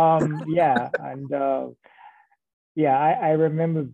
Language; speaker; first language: English; non-native, local second language; Kinyarwanda